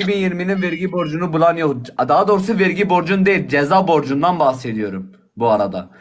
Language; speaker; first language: Turkish; native; Turkish